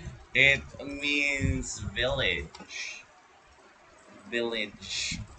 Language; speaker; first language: English; non-native, local second language; Filipino